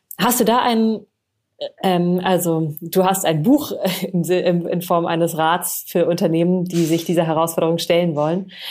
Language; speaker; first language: German; native; German